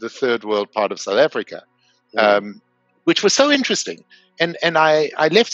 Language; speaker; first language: English; native; English